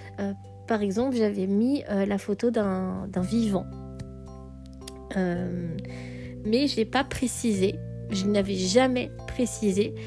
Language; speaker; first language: French; native; French